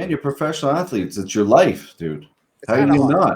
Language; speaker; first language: English; native; English